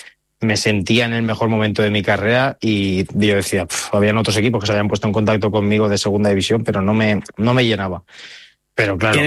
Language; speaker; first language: Spanish; native; Spanish